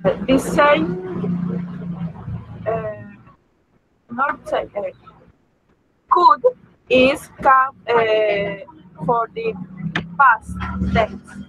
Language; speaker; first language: English; non-native, learner; Spanish